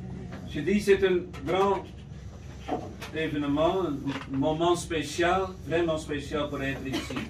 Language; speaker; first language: French; non-native, learner; Dutch